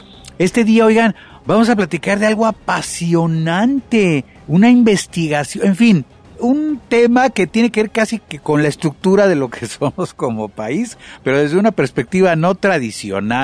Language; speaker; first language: Spanish; native; Spanish